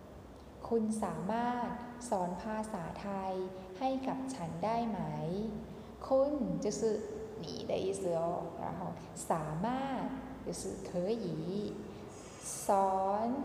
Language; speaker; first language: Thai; non-native, fluent; Chinese